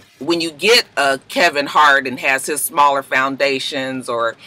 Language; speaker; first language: English; native; English